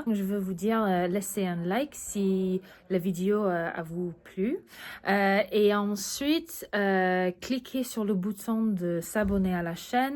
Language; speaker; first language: French; early bilingual, other home language; English